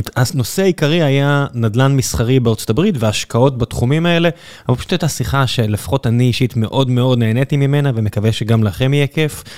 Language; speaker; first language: Hebrew; native; Hebrew